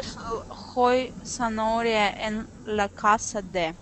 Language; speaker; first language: Spanish; non-native, learner; Russian